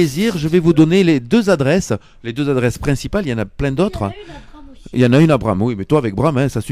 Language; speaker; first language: French; native; French